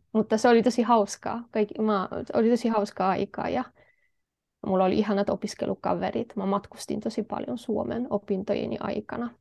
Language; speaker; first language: Finnish; non-native, fluent; Polish